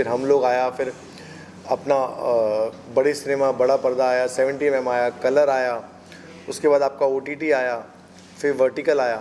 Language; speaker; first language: Hindi; native; Hindi